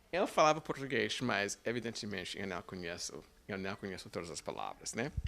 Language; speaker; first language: Portuguese; non-native, fluent; English